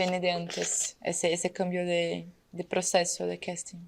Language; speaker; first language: Spanish; non-native, fluent; Portuguese